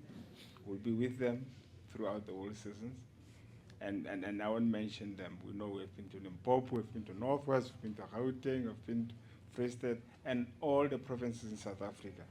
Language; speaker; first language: English; non-native, local second language; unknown